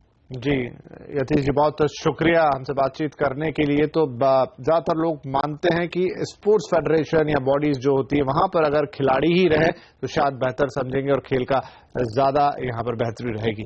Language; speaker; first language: Hindi; native; Hindi